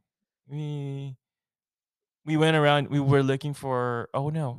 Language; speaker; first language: English; non-native, local second language; Filipino